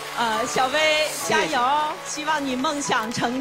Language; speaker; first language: Chinese; native; Chinese